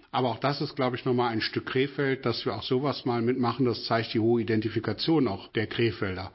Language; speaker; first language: German; native; German